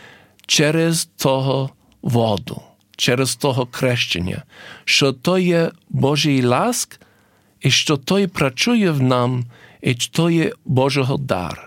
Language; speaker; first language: Ukrainian; early bilingual, heritage; English